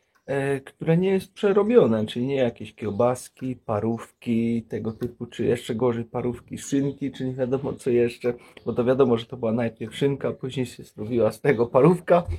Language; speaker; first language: Polish; native; Polish